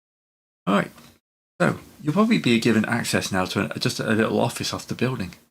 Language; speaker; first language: English; native; English